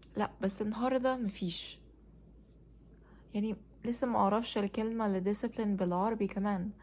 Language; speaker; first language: Egyptian Arabic; non-native, learner; English